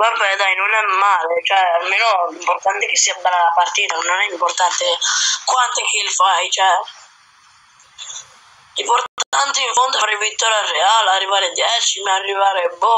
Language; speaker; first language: Italian; native; Italian